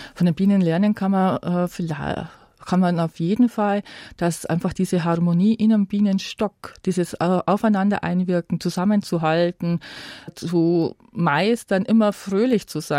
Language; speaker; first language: German; native; German